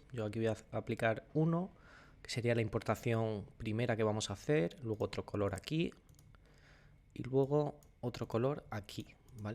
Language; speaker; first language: Spanish; native; Spanish